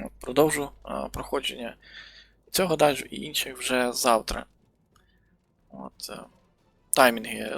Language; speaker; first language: Ukrainian; native; Ukrainian